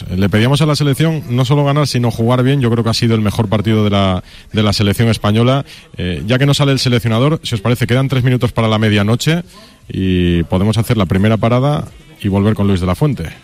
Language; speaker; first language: Spanish; native; Spanish